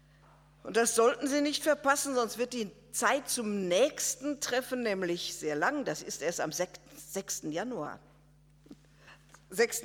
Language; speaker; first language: German; native; German